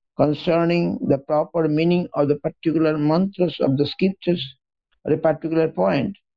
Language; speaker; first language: English; non-native, local second language; Bangla